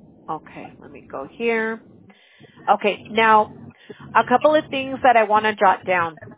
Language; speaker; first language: English; early bilingual, other home language; Spanish